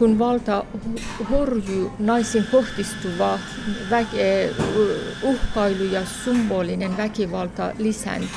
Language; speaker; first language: Finnish; non-native, fluent; Persian